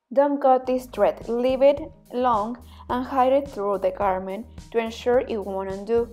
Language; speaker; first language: English; non-native, fluent; Spanish